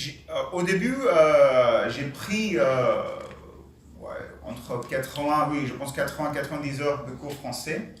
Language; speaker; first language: French; non-native, learner; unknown